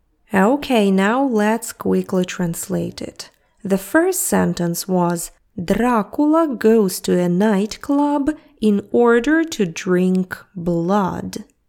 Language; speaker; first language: English; non-native, fluent; Russian